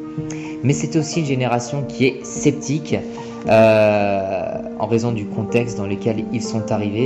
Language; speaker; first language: French; native; French